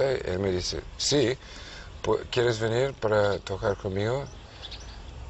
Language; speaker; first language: Spanish; non-native, fluent; English